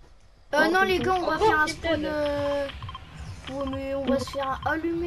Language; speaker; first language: French; native; French